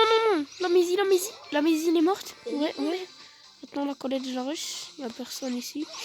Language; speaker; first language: French; native; French